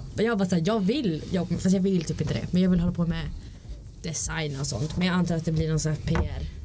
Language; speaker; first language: Swedish; native; Swedish